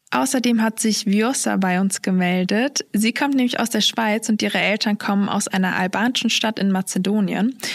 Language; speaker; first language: German; early bilingual, other home language; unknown